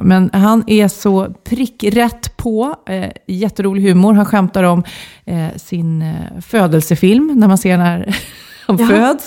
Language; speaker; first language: Swedish; native; Swedish